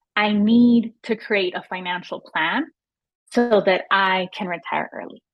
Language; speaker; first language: English; native; English